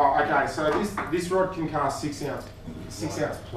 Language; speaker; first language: English; native; English